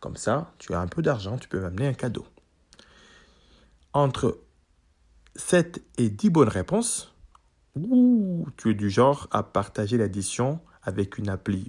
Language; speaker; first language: French; native; French